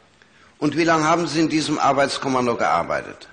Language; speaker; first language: German; native; German